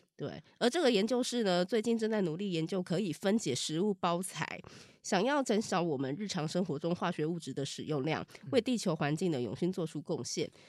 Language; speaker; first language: Chinese; native; Chinese